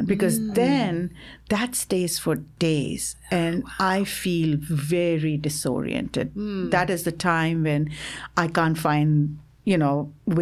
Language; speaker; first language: English; non-native, local second language; Assamese